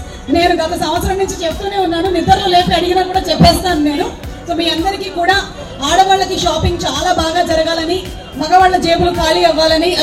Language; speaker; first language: Telugu; native; Telugu